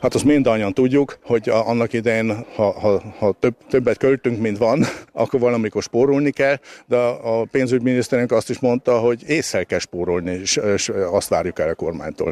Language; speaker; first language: Hungarian; native; Hungarian